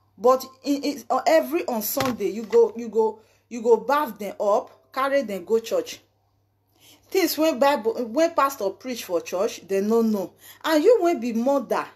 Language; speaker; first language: Nigerian Pidgin; native; Nigerian Pidgin